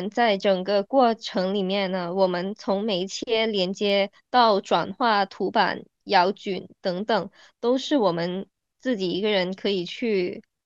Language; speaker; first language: Chinese; non-native, local second language; Cantonese